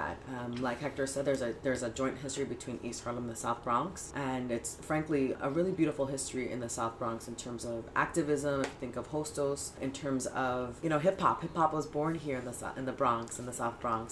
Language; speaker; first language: English; early bilingual, other home language; Spanish